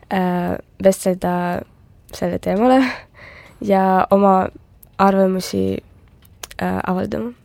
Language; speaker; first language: Estonian; non-native, local second language; Russian